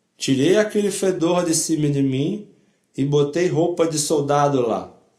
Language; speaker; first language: Portuguese; non-native, fluent; Polish